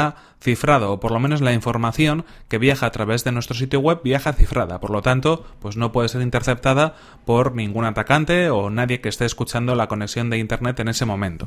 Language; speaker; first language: Spanish; native; Spanish